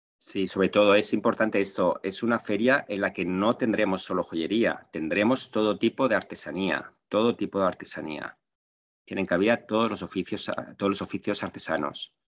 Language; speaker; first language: Spanish; non-native, local second language; Catalan